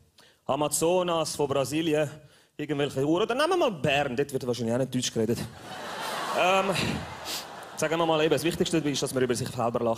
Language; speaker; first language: German; early bilingual, other home language; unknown